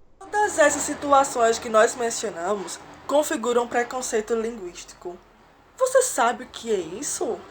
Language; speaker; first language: Portuguese; native; Portuguese